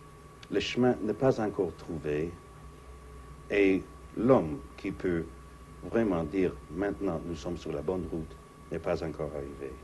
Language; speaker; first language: French; non-native, fluent; English